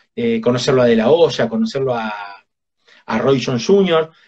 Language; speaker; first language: Spanish; native; Spanish